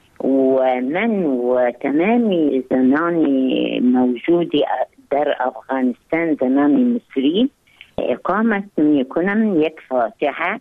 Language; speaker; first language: Persian; non-native, learner; Arabic